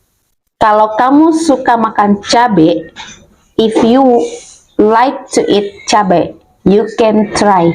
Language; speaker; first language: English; non-native, learner; Indonesian